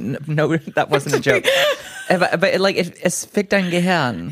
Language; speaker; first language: English; native; English